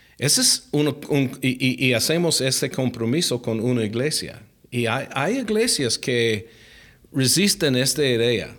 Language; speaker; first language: Spanish; non-native, fluent; English